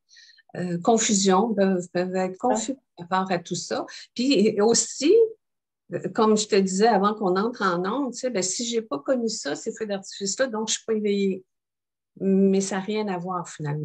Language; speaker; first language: French; native; French